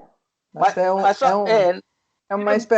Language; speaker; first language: Portuguese; non-native, fluent; Italian